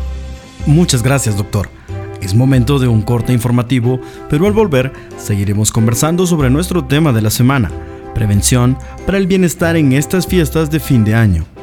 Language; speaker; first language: Spanish; native; Spanish